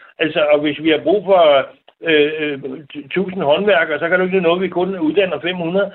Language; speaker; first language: Danish; native; Danish